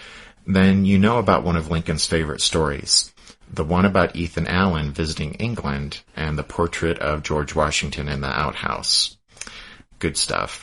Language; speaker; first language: English; native; English